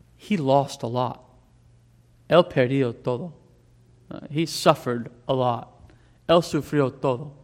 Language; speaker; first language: Spanish; non-native, fluent; English